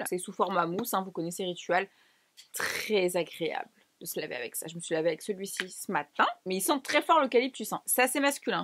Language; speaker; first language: French; native; French